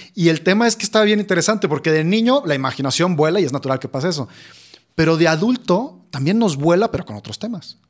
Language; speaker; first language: Spanish; native; Spanish